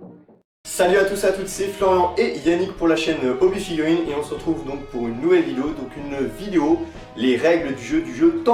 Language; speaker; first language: French; native; French